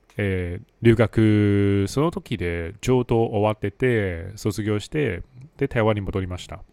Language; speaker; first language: Japanese; non-native, fluent; Chinese